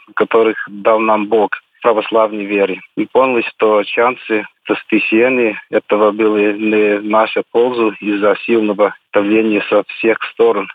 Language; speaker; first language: Russian; non-native, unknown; English